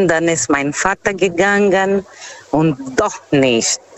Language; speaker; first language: German; non-native, fluent; Portuguese